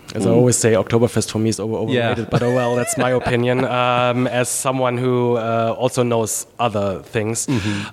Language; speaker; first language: English; non-native, fluent; German